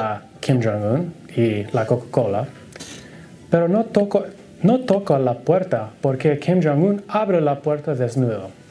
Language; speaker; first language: Spanish; non-native, learner; English